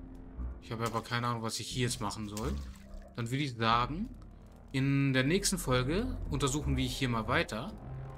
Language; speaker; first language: German; native; German